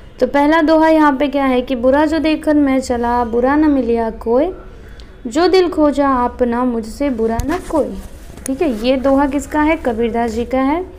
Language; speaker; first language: Hindi; non-native, local second language; Marathi